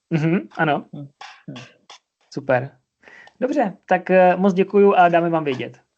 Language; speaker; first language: Czech; non-native, fluent; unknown